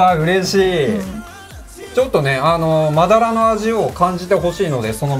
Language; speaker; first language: Japanese; native; Japanese